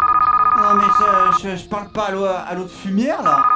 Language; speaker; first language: French; native; French